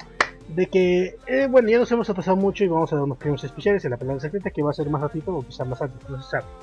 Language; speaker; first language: Spanish; native; Spanish